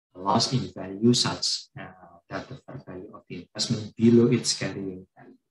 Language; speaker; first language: English; non-native, fluent; Indonesian